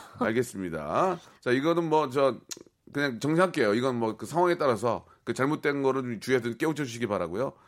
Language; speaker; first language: Korean; native; Korean